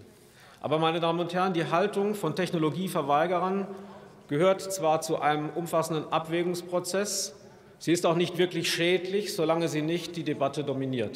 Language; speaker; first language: German; native; German